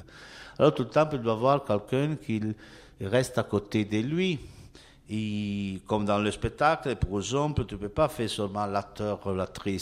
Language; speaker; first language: French; non-native, learner; Italian